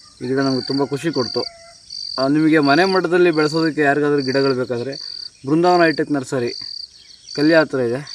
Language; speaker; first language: Kannada; native; Kannada